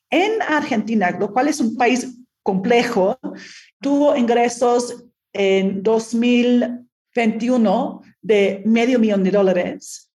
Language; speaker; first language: Spanish; non-native, fluent; English